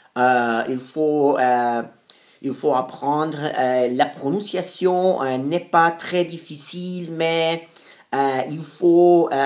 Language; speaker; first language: French; non-native, fluent; Portuguese